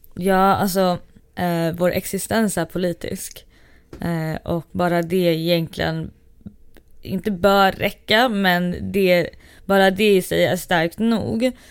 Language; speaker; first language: Swedish; early bilingual, other home language; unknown